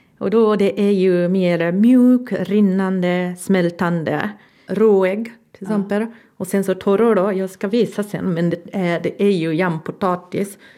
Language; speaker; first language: Swedish; non-native, fluent; Japanese